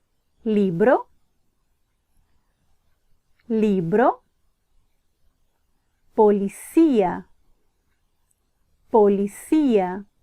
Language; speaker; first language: Spanish; non-native, fluent; Portuguese